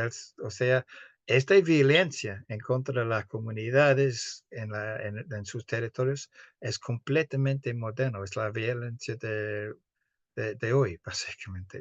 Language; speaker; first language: Spanish; non-native, fluent; English